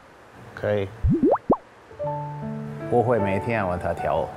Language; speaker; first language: Chinese; non-native, learner; English